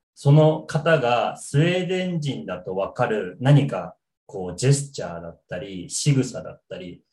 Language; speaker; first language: Japanese; non-native, fluent; Swedish